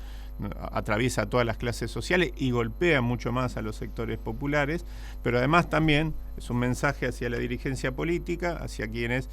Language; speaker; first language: Spanish; native; Spanish